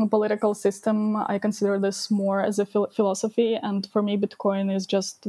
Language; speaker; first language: English; non-native, fluent; Ukrainian